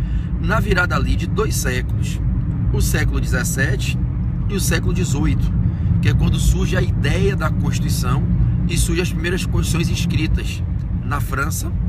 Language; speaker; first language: Portuguese; native; Portuguese